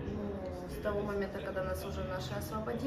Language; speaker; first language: Russian; native; Russian